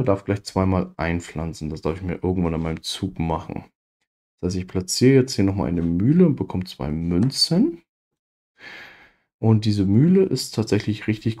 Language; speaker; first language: German; native; German